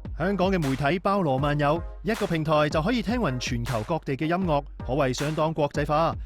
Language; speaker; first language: Cantonese; native; Cantonese